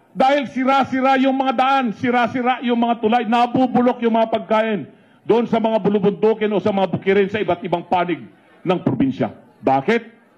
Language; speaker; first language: Filipino; non-native, local second language; Iloko